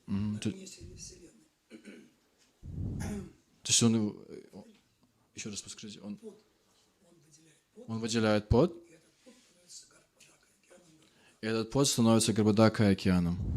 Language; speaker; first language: Russian; native; Russian